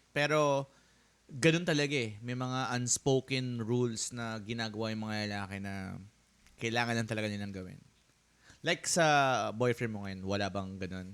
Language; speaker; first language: Filipino; native; Filipino